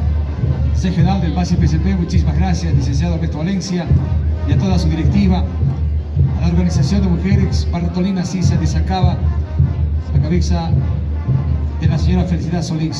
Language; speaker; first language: Spanish; native; Spanish